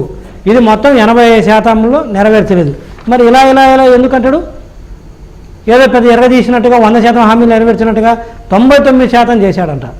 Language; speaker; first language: Telugu; native; Telugu